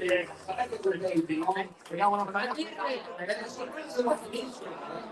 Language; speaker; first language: Italian; native; Italian